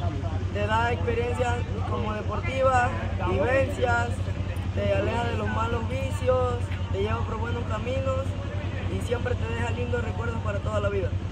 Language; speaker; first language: Spanish; native; Spanish